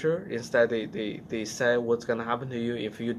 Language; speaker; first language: English; non-native, fluent; Chinese